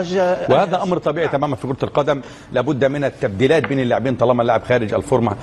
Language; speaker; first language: Arabic; native; Arabic